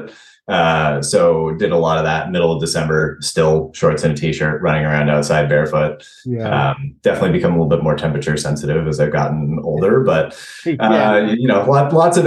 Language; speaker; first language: English; native; English